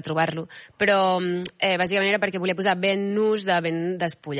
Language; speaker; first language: Catalan; native; Catalan